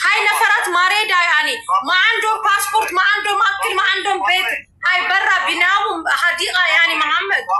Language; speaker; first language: Arabic; non-native, learner; Amharic